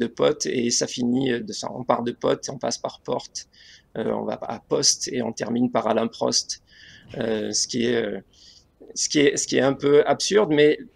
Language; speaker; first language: French; native; French